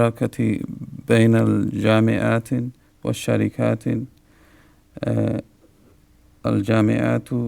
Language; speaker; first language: Arabic; non-native, learner; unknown